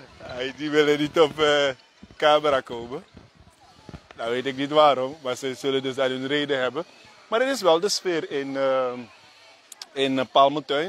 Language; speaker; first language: Dutch; native; Dutch